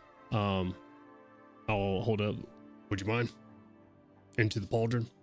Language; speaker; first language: English; native; English